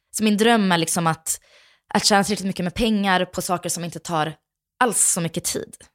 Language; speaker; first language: Swedish; early bilingual, other home language; Bosnian